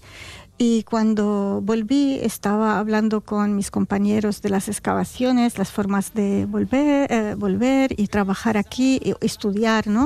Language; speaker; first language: Spanish; non-native, fluent; Arabic